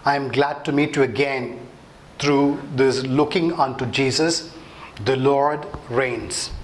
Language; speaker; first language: English; non-native, local second language; Tamil